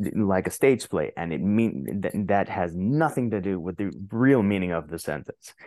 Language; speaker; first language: English; non-native, fluent; Spanish